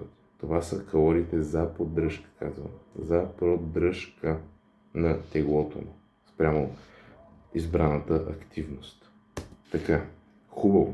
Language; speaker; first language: Bulgarian; native; Bulgarian